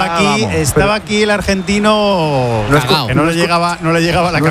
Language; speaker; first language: Spanish; native; Spanish